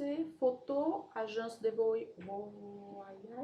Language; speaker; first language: French; non-native, learner; Portuguese